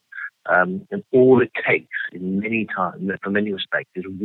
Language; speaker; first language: English; native; English